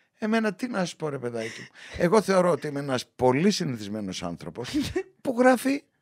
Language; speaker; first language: Greek; native; Greek